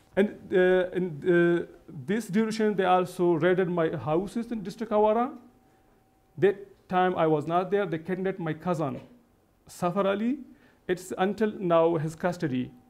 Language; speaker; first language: English; non-native, local second language; Baluchi